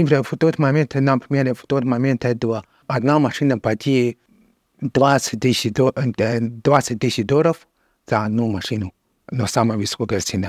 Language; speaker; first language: Russian; non-native, learner; Chinese